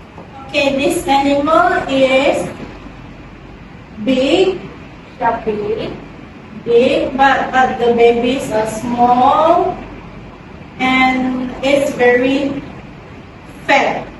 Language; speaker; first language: English; non-native, local second language; Malay